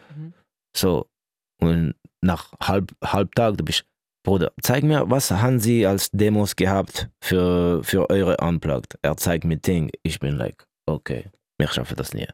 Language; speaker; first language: German; non-native, local second language; French